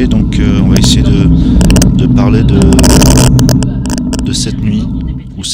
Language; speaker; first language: French; native; French